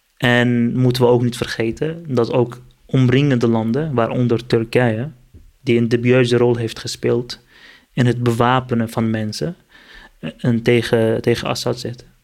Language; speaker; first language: Dutch; non-native, fluent; Kurdish